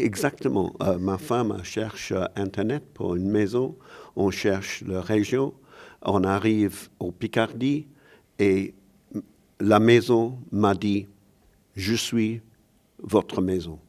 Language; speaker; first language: French; non-native, learner; English